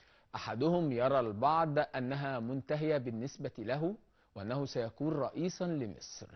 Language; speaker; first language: Arabic; native; Arabic